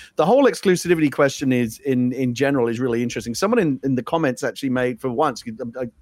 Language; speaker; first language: English; native; English